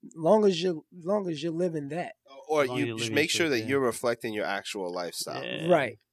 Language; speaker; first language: English; native; English